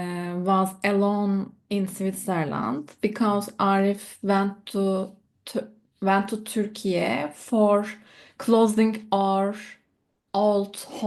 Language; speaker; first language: English; non-native, learner; Turkish